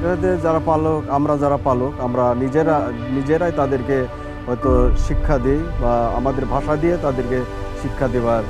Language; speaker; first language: Bangla; non-native, local second language; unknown